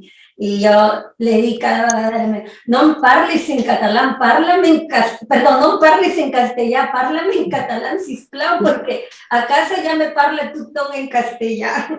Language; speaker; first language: Catalan; non-native, fluent; Spanish